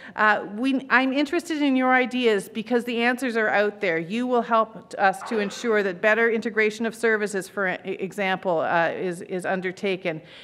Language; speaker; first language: English; native; English